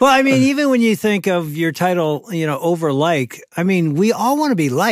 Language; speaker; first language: English; native; English